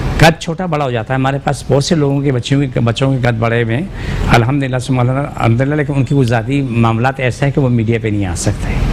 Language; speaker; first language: Urdu; non-native, local second language; Pashto